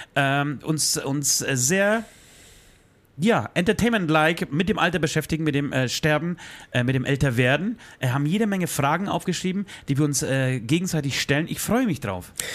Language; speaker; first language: German; early bilingual, other home language; Polish